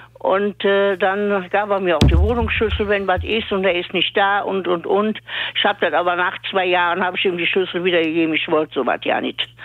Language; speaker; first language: German; native; German